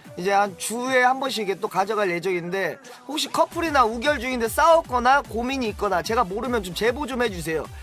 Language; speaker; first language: Korean; native; Korean